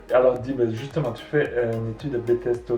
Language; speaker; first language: French; native; French